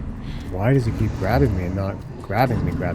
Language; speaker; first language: English; native; English